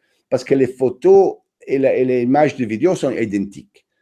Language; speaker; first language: French; non-native, fluent; Italian